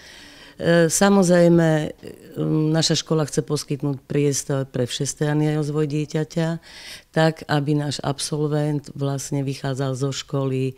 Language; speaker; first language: Slovak; native; Slovak